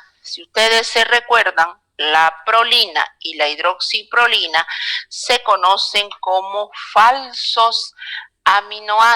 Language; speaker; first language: Spanish; native; Spanish